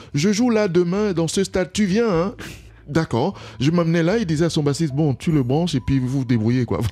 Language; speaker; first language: French; non-native, local second language; Duala